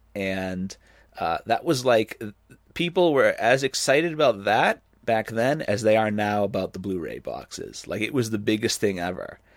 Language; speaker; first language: English; native; English